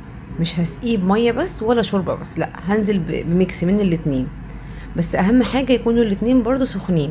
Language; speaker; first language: Arabic; native; Arabic